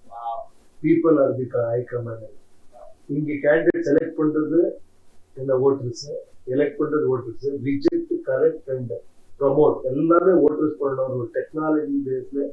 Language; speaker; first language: Tamil; non-native, learner; Kannada